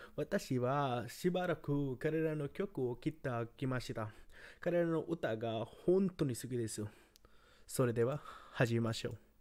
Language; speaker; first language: Japanese; non-native, learner; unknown